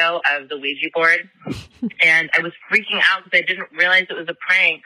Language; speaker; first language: English; native; English